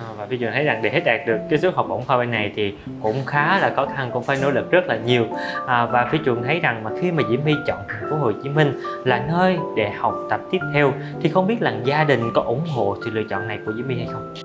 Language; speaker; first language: Vietnamese; native; Vietnamese